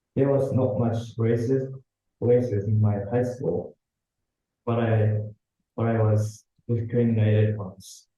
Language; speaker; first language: English; non-native, learner; Japanese